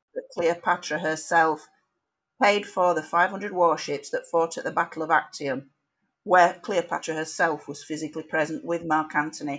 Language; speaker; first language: English; native; English